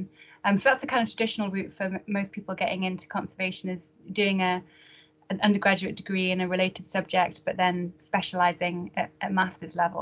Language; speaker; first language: English; native; English